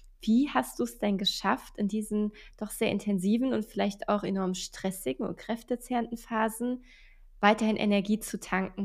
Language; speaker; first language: German; native; German